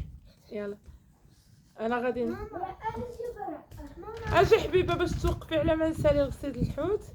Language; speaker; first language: Arabic; native; Arabic